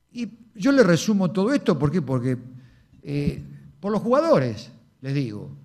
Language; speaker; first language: Spanish; native; Spanish